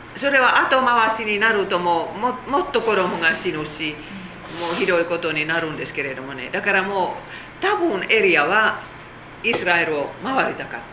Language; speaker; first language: Japanese; non-native, fluent; Korean